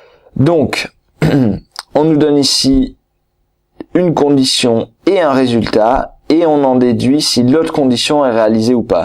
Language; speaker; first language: French; native; French